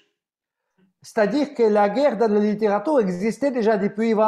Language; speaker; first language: French; non-native, fluent; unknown